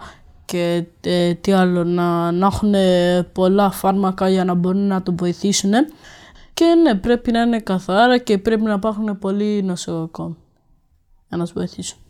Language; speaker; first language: Greek; early bilingual, other home language; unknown